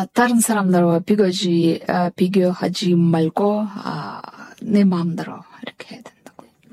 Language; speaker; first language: Korean; non-native, fluent; Kyrgyz